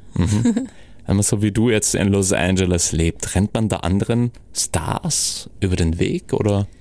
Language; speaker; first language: German; native; German